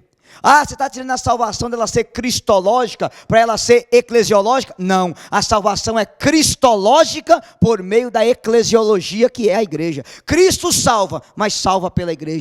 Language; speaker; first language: Portuguese; native; Portuguese